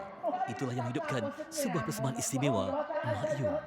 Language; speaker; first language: Malay; native; Malay